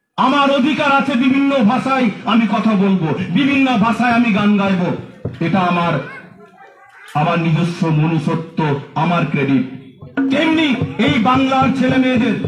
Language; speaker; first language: Bangla; non-native, local second language; Santali